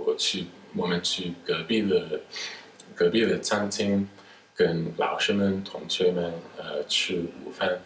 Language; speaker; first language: Chinese; non-native, fluent; English